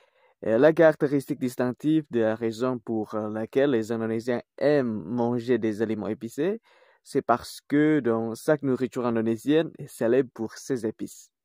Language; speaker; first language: French; non-native, fluent; Indonesian